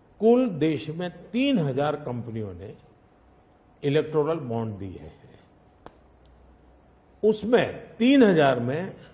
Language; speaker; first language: Hindi; non-native, local second language; Gujarati